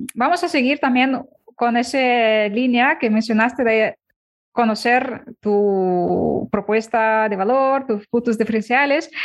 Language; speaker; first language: Spanish; non-native, fluent; Ukrainian